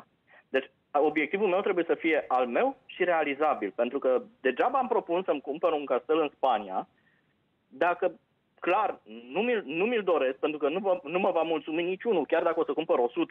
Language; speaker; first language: Romanian; native; Romanian